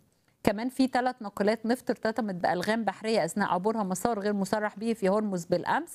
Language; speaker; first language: Arabic; native; Arabic